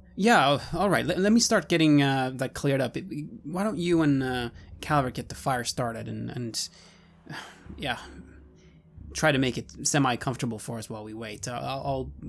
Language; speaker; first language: English; non-native, fluent; Swedish